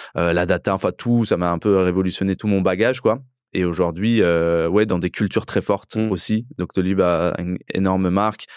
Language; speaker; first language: French; early bilingual, other home language; Persian